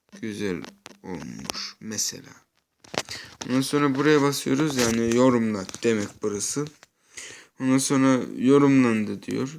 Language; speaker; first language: Turkish; early bilingual, heritage; Turkish